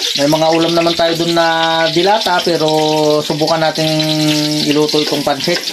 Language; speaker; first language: Filipino; non-native, local second language; Iloko